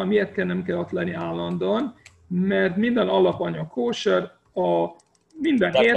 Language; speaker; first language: Hungarian; non-native, fluent; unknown